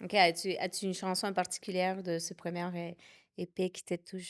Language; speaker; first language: French; native; French